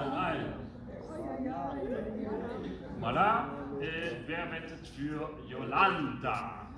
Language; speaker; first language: German; non-native, local second language; French